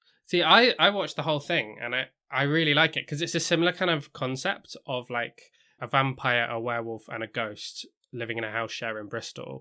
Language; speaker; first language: English; native; English